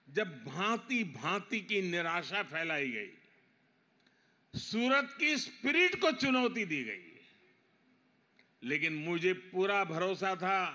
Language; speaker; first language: Hindi; non-native, local second language; Gujarati